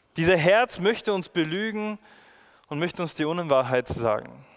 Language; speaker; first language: German; native; German